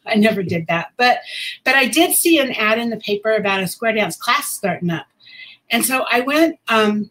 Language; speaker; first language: English; native; English